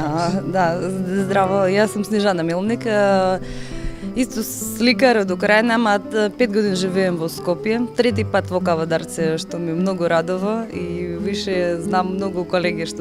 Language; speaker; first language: Macedonian; non-native, learner; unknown